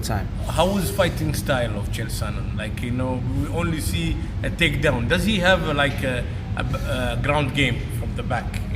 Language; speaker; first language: English; non-native, fluent; Arabic